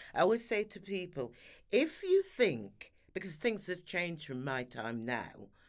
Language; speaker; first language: English; native; English